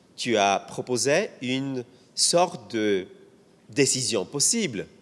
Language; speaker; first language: French; non-native, fluent; Bulgarian